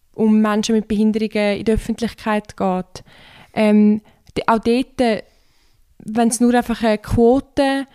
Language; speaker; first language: German; non-native, fluent; Turkish